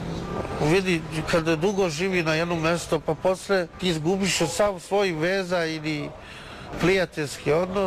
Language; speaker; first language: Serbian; non-native, learner; Chinese